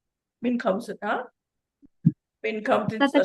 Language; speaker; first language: Arabic; non-native, learner; Urdu